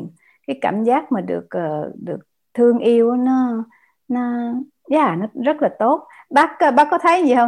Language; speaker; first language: Vietnamese; native; Vietnamese